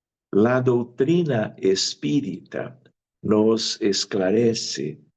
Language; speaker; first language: Spanish; non-native, fluent; Portuguese